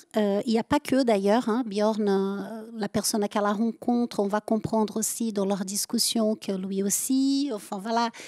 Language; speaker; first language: French; native; French